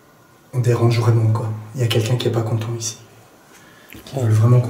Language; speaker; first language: French; native; French